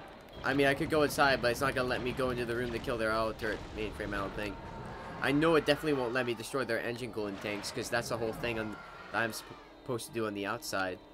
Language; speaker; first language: English; native; English